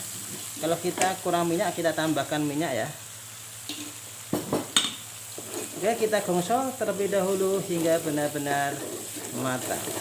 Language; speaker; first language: Indonesian; native; Indonesian